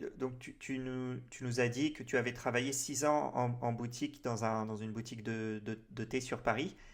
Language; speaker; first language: French; native; French